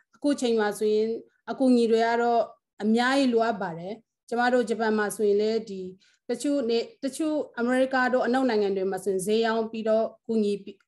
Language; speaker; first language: Burmese; non-native, local second language; Hakha Chin